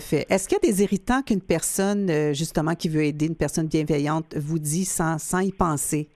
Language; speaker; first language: French; native; French